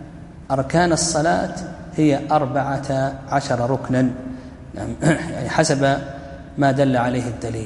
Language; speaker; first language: Arabic; native; Arabic